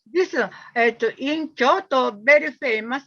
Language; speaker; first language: English; non-native, learner; Japanese